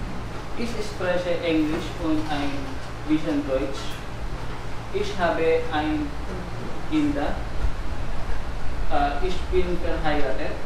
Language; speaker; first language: German; non-native, learner; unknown